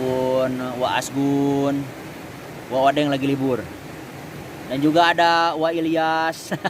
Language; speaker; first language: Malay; non-native, local second language; Sundanese